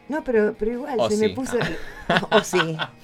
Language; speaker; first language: Spanish; native; Spanish